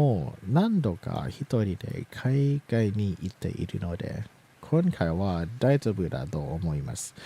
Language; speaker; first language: Japanese; non-native, learner; Thai